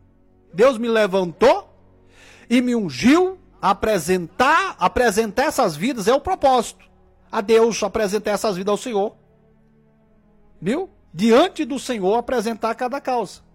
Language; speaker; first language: Portuguese; native; Portuguese